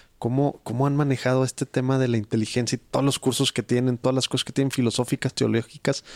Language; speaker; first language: Spanish; native; Spanish